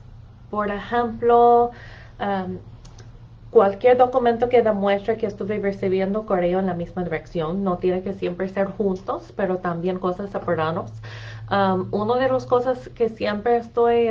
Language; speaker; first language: Spanish; non-native, fluent; English